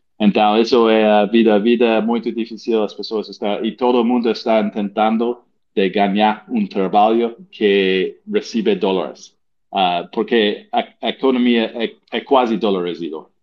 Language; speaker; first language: Portuguese; non-native, learner; English